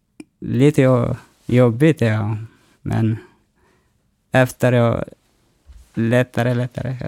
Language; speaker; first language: Swedish; non-native, learner; Oromo